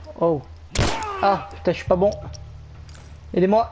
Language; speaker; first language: French; native; French